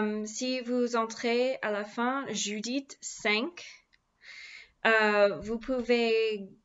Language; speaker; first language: French; non-native, learner; English